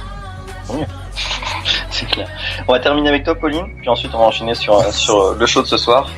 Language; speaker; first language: French; native; French